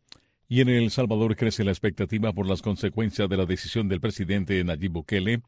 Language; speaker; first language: Spanish; native; Spanish